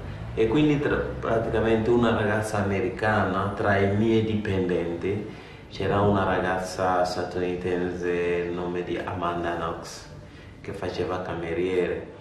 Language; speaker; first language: Italian; non-native, fluent; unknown